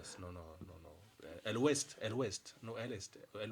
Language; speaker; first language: Spanish; non-native, learner; French